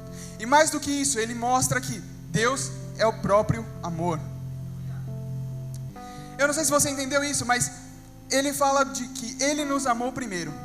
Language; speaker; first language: Portuguese; native; Portuguese